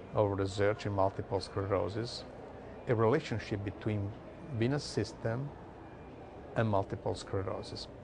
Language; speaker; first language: English; non-native, learner; Italian